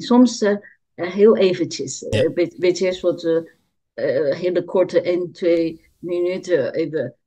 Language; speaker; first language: Dutch; non-native, learner; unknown